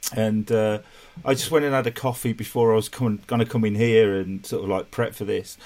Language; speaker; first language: English; native; English